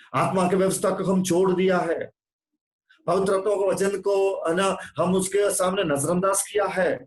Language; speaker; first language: Hindi; non-native, local second language; Malayalam